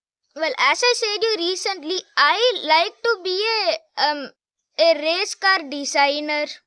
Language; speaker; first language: English; non-native, local second language; Hindi